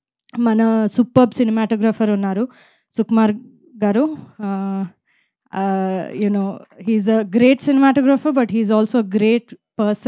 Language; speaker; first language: Telugu; non-native, fluent; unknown